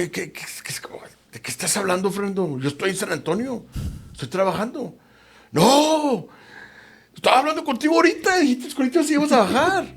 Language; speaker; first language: Spanish; early bilingual, heritage; Spanish